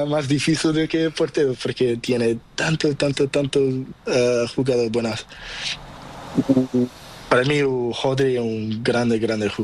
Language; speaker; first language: Spanish; non-native, learner; Portuguese